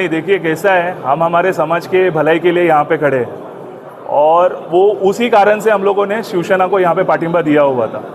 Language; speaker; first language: Hindi; non-native, local second language; Marathi